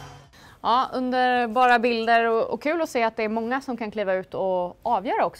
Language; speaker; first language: Swedish; native; Swedish